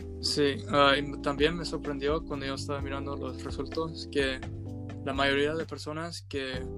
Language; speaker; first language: Spanish; early bilingual, heritage; Spanish